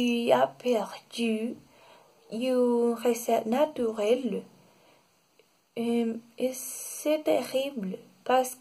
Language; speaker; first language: French; non-native, learner; Spanish